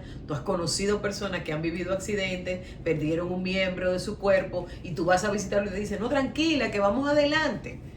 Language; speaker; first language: Spanish; native; Spanish